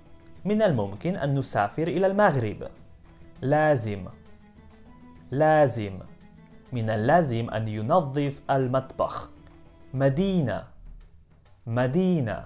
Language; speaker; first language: Arabic; non-native, fluent; Polish